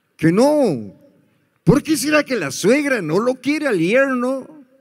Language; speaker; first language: Spanish; native; Spanish